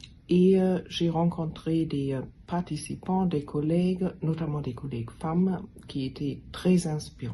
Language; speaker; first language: French; non-native, fluent; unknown